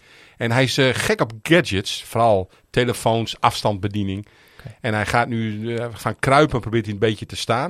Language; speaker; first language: Dutch; native; Dutch